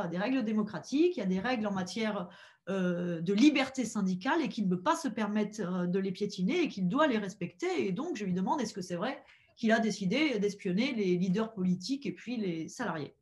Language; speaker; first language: French; native; French